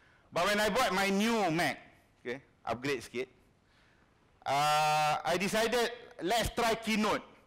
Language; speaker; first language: English; non-native, local second language; Malay